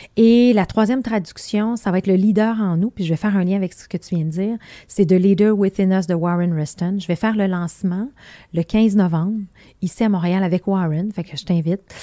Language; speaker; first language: French; native; French